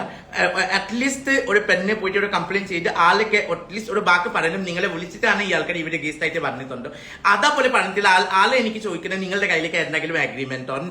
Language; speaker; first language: Malayalam; non-native, learner; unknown